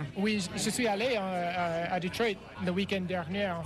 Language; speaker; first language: French; non-native, fluent; English